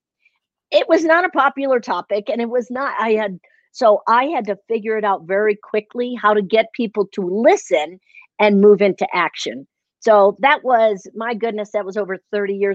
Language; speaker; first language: English; native; English